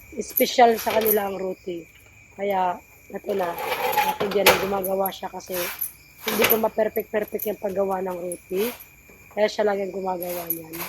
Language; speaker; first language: Filipino; non-native, local second language; Waray